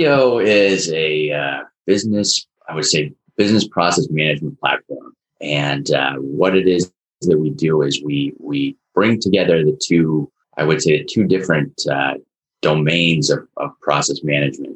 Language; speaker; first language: English; native; English